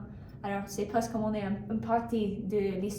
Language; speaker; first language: French; non-native, learner; English